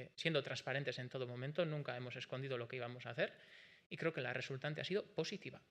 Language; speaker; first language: Spanish; non-native, local second language; Basque